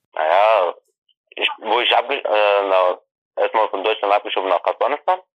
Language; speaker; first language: German; non-native, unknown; Persian